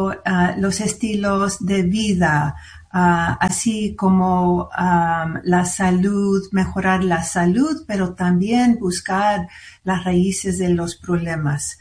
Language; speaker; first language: Spanish; early bilingual, heritage; Spanish